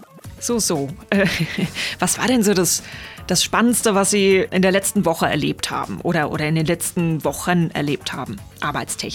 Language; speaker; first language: German; native; German